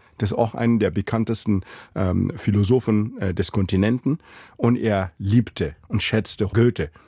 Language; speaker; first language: German; non-native, fluent; Mossi